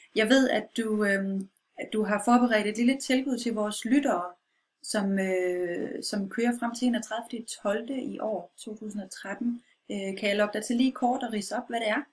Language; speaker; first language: Danish; non-native, fluent; Russian